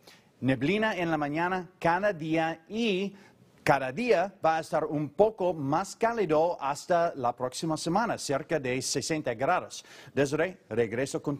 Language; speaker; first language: Spanish; non-native, fluent; English